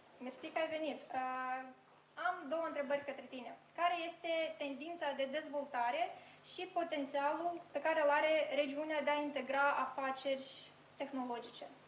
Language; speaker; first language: Romanian; native; Romanian